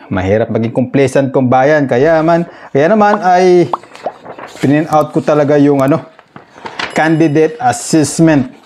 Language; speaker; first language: Filipino; native; Filipino